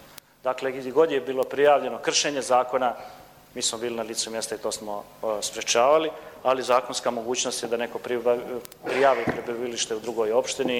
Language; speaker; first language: Croatian; native; Croatian